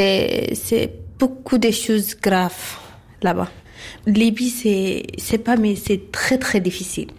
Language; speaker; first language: French; non-native, learner; Arabic